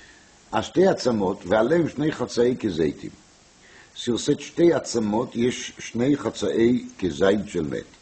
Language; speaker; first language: Hebrew; non-native, fluent; French